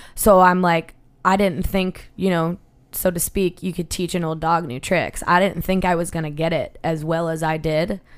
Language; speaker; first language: English; native; English